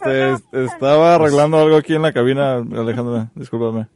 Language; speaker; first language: Spanish; native; Spanish